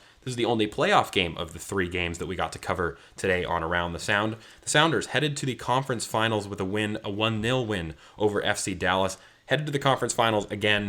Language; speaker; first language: English; native; English